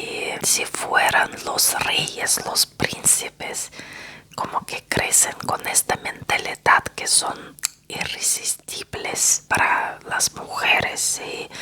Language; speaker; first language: Spanish; non-native, fluent; Russian